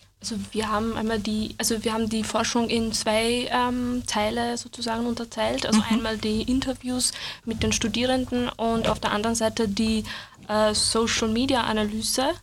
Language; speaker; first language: German; native; German